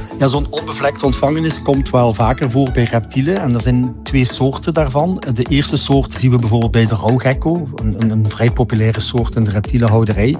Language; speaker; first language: Dutch; native; Dutch